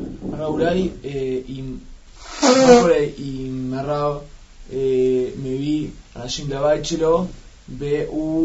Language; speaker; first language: Hebrew; non-native, learner; Spanish